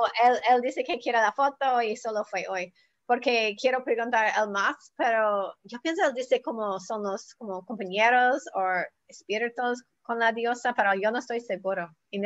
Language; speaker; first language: Spanish; non-native, learner; English